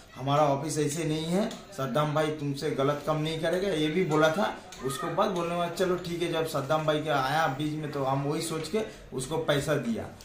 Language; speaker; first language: Hindi; non-native, local second language; Bangla